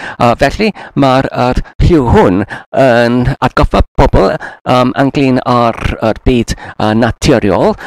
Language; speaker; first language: Welsh; non-native, learner; English